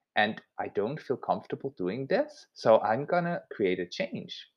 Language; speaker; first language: English; non-native, fluent; Swiss German